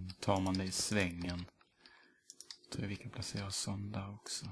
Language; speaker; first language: Swedish; native; Swedish